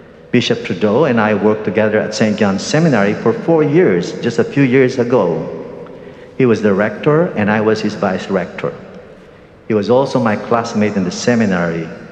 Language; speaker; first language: English; non-native, local second language; Pampanga